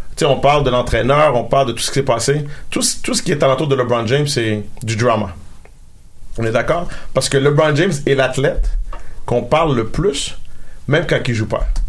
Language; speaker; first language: French; native; French